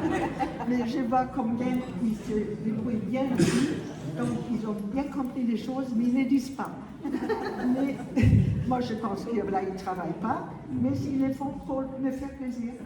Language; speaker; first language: French; non-native, fluent; German